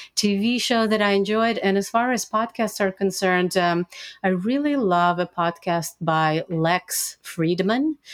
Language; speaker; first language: English; non-native, fluent; Russian